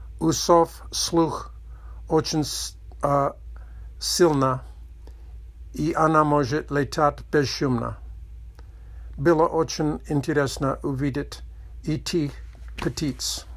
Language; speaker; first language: Russian; non-native, learner; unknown